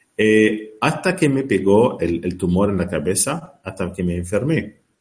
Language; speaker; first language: Spanish; non-native, learner; Arabic